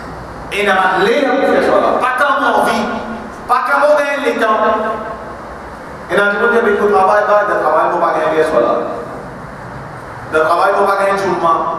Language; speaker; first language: French; non-native, local second language; Morisyen